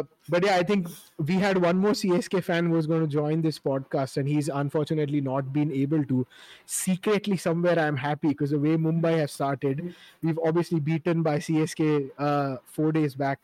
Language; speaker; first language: English; non-native, local second language; Hindi